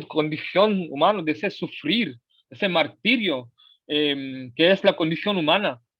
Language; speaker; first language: Spanish; non-native, fluent; Marathi